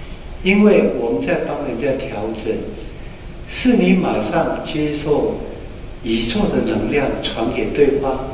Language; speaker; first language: Chinese; native; Chinese